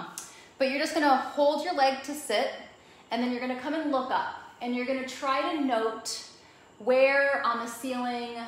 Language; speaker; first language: English; native; English